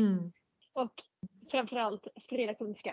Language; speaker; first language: Swedish; non-native, fluent; Finnish